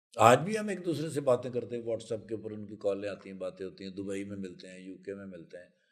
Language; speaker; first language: Urdu; non-native, local second language; Punjabi